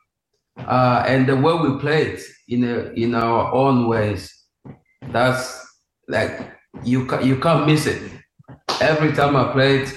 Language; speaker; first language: English; non-native, fluent; Swahili